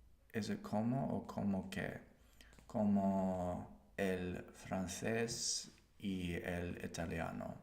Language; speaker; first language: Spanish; non-native, learner; English